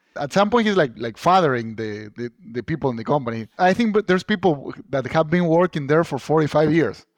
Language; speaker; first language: English; non-native, fluent; Spanish